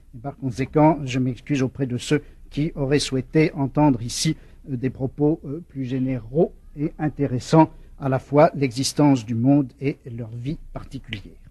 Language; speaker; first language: French; native; French